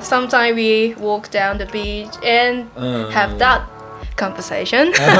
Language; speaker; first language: English; non-native, learner; Japanese